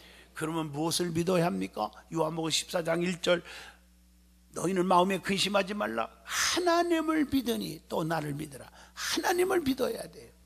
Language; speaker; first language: Korean; native; Korean